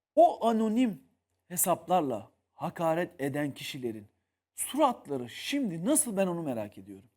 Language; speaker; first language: Turkish; native; Turkish